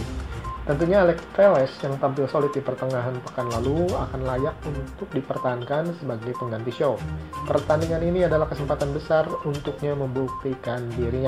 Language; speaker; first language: Indonesian; native; Indonesian